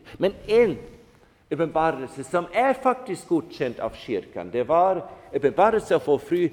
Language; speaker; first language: Swedish; non-native, fluent; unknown